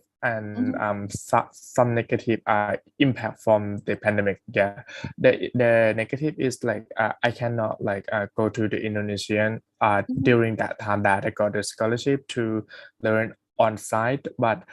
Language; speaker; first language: English; non-native, fluent; Thai